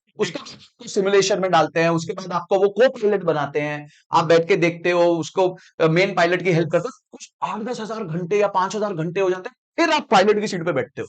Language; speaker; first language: Hindi; native; Hindi